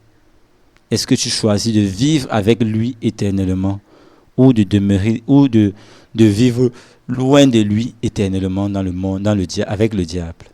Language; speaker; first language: French; non-native, local second language; Lingala